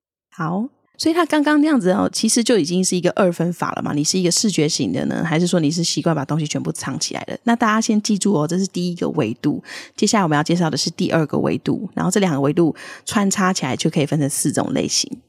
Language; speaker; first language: Chinese; native; Chinese